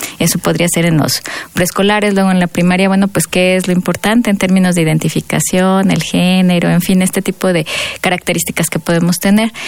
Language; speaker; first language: Spanish; native; Spanish